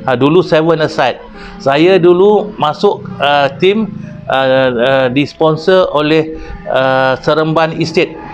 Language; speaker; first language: Malay; native; Malay